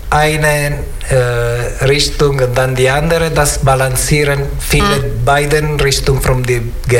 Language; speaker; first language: German; non-native, learner; Italian